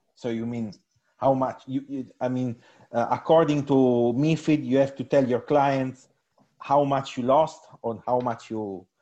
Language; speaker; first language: English; non-native, fluent; Italian